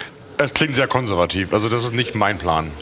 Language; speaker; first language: German; native; German